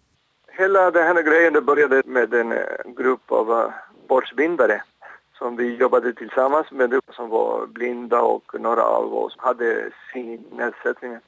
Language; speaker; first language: Swedish; non-native, fluent; Spanish